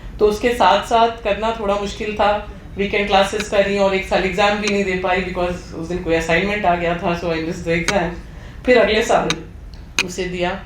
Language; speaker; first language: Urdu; non-native, local second language; Hindi